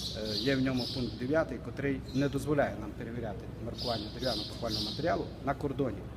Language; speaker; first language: Ukrainian; native; Ukrainian